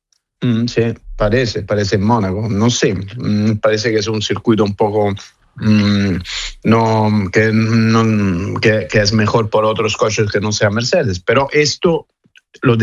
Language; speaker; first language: Spanish; non-native, fluent; Italian